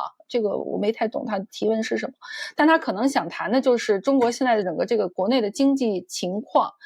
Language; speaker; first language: Chinese; native; Chinese